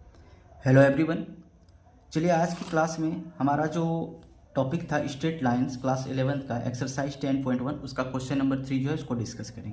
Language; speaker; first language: Hindi; native; Hindi